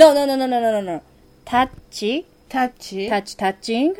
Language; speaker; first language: English; non-native, learner; Japanese